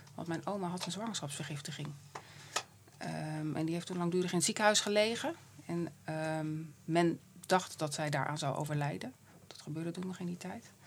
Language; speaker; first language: Dutch; native; Dutch